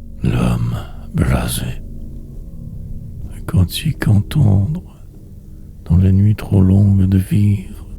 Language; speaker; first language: French; native; French